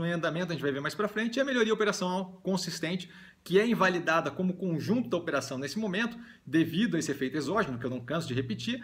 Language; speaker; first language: Portuguese; native; Portuguese